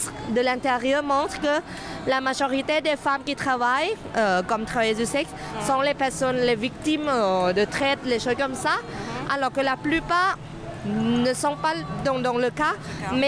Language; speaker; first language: French; non-native, fluent; Thai